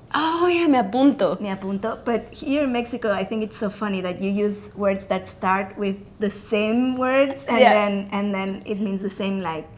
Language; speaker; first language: English; non-native, fluent; Catalan